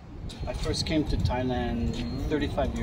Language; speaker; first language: English; non-native, fluent; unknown